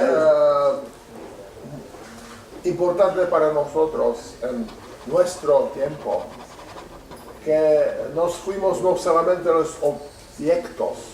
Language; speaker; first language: Spanish; non-native, learner; Czech